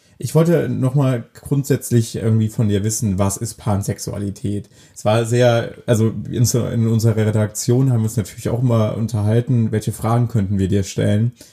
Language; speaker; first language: German; native; German